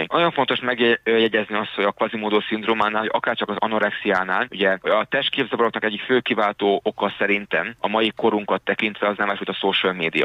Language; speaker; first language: Hungarian; native; Hungarian